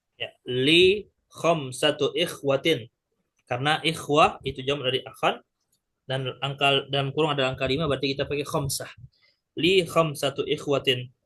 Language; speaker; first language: Indonesian; native; Indonesian